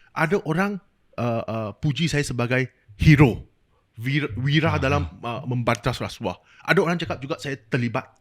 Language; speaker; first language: Malay; non-native, local second language; Chinese